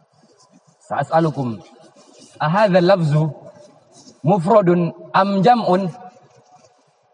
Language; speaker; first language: Arabic; non-native, learner; Indonesian